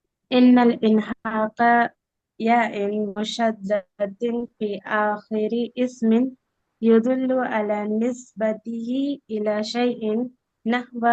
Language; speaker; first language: Arabic; non-native, learner; Urdu